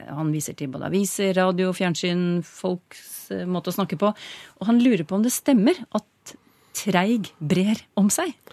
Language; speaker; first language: Norwegian; native; Norwegian